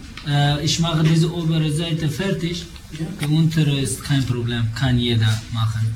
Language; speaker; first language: German; non-native, learner; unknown